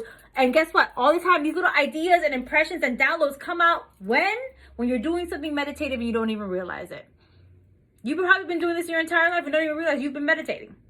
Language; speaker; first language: English; native; English